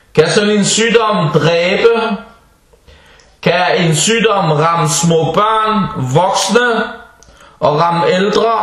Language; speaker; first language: Danish; early bilingual, other home language; Arabic